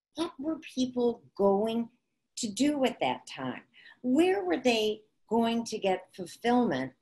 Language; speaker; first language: English; native; English